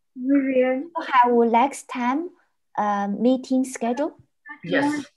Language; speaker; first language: Spanish; non-native, learner; Chinese